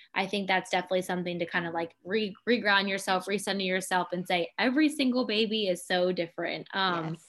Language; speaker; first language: English; native; English